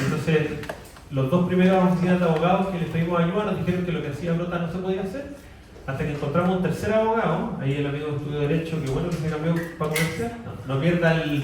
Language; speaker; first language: Spanish; native; Spanish